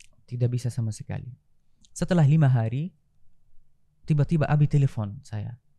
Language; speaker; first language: Indonesian; non-native, fluent; Arabic